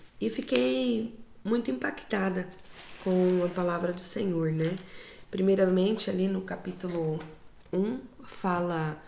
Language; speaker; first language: Portuguese; native; Portuguese